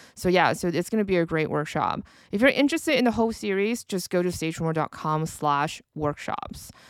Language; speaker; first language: English; early bilingual, other home language; Chinese